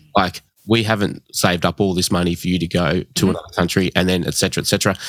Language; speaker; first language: English; early bilingual, other home language; Hindi